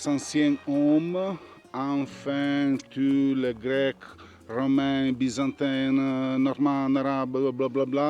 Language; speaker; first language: French; non-native, learner; Italian